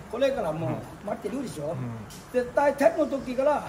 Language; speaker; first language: Japanese; non-native, learner; Thai